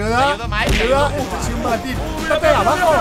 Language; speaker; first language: Spanish; native; Spanish